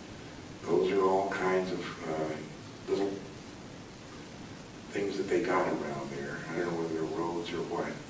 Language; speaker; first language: English; native; English